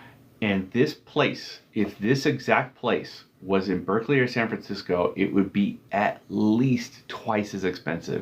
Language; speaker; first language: English; native; English